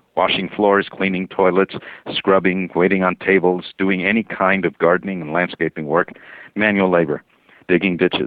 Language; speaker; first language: English; non-native, fluent; Spanish